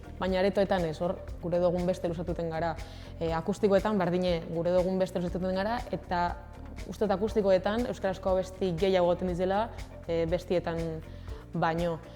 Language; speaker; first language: Basque; native; Basque